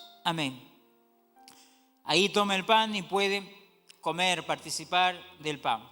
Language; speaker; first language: Spanish; native; Spanish